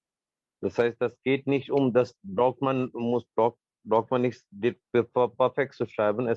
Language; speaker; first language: German; non-native, learner; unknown